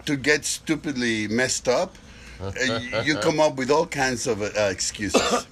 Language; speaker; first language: English; non-native, fluent; Spanish